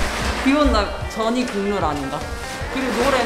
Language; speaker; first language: Korean; native; Korean